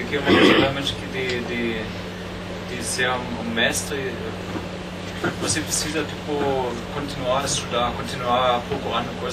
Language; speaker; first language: Portuguese; non-native, fluent; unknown